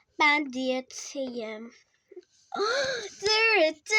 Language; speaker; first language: Turkish; native; Turkish